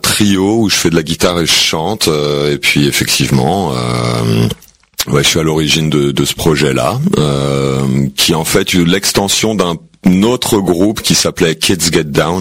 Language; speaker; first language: French; native; French